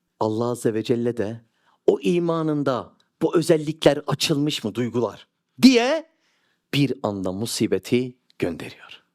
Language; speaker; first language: Turkish; native; Turkish